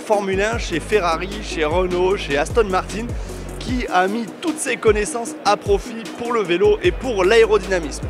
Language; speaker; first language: French; native; French